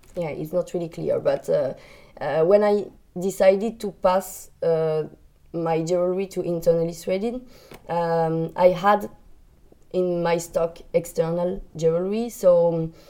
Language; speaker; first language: English; non-native, learner; French